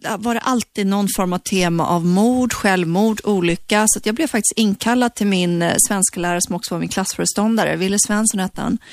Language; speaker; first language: Swedish; native; Swedish